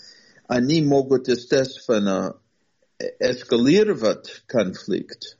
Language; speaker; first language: Russian; non-native, fluent; English